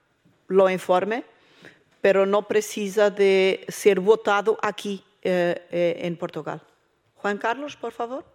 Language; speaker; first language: Spanish; non-native, learner; Portuguese